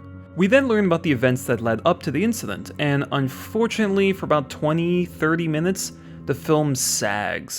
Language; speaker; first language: English; native; English